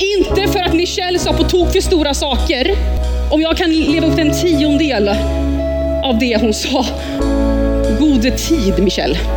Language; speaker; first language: Swedish; early bilingual, heritage; Swedish